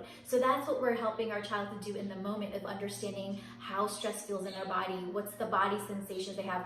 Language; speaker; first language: English; native; English